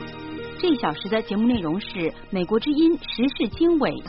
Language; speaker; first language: Chinese; native; Chinese